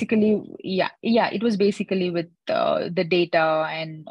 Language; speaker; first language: English; non-native, local second language; Hindi